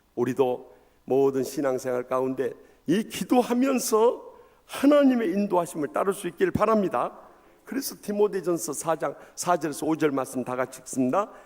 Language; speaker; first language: Korean; native; Korean